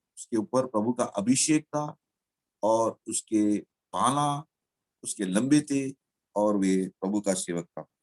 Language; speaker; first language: Hindi; non-native, local second language; Telugu